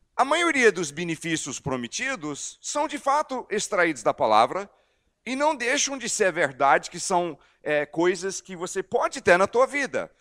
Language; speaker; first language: Portuguese; non-native, fluent; English